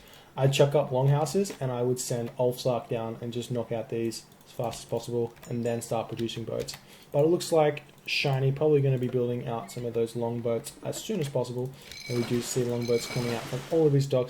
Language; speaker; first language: English; native; English